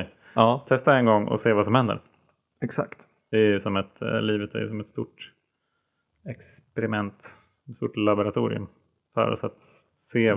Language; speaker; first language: Swedish; native; Swedish